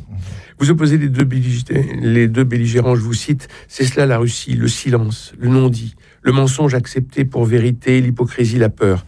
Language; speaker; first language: French; native; French